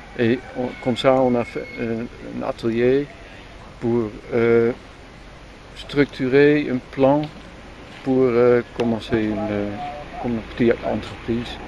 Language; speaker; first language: French; non-native, learner; Dutch